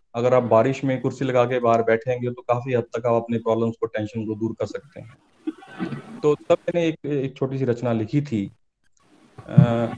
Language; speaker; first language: Hindi; native; Hindi